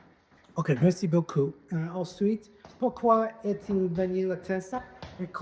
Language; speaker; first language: French; non-native, fluent; English